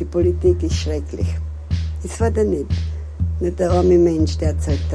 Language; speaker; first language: German; non-native, fluent; Hungarian